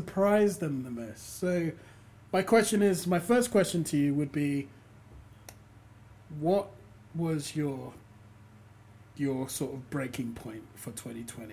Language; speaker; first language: English; native; English